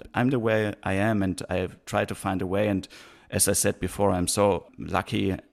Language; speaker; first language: English; non-native, fluent; German